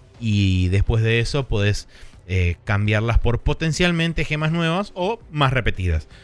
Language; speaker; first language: Spanish; native; Spanish